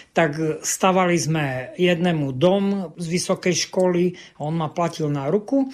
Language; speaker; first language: Slovak; non-native, local second language; Rusyn